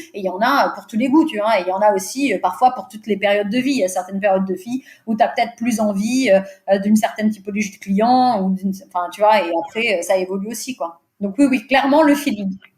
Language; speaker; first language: French; early bilingual, other home language; Portuguese